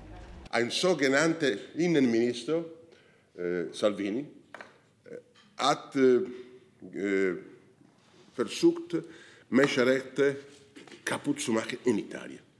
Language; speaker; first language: German; non-native, fluent; Italian